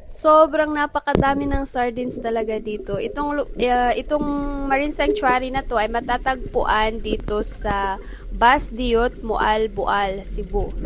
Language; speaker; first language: Filipino; non-native, local second language; Cebuano